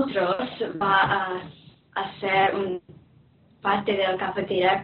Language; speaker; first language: Spanish; non-native, learner; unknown